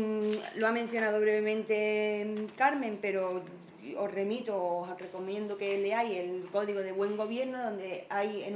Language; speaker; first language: Spanish; native; Spanish